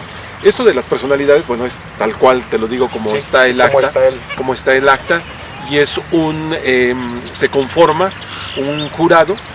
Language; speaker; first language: Spanish; native; Spanish